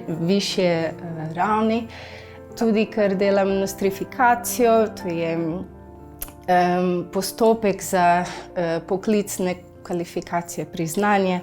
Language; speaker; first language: Slovenian; non-native, learner; Portuguese